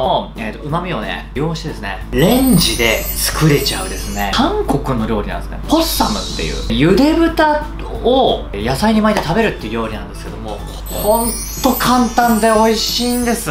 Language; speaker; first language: Japanese; native; Japanese